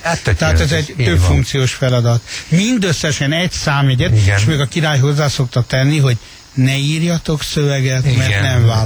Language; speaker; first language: Hungarian; native; Hungarian